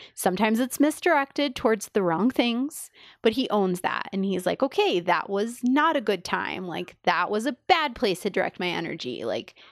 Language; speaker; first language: English; native; English